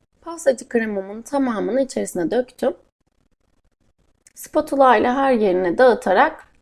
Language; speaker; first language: Turkish; native; Turkish